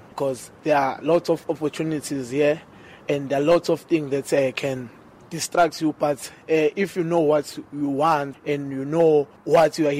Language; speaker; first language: English; non-native, local second language; Zulu